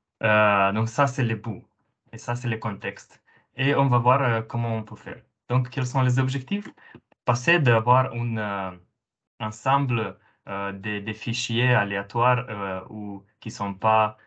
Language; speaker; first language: French; non-native, fluent; Romanian